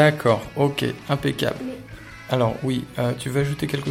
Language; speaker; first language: French; native; French